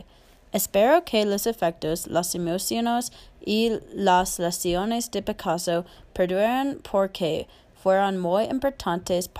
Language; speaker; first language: Spanish; non-native, learner; English